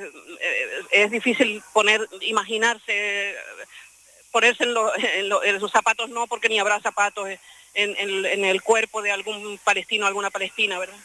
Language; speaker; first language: Spanish; native; Spanish